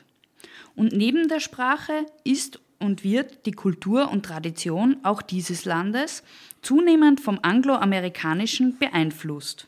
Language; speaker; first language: German; native; German